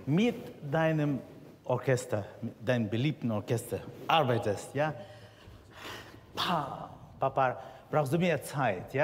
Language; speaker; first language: German; non-native, fluent; Russian